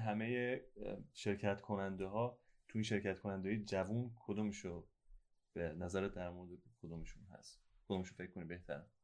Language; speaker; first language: Persian; native; Persian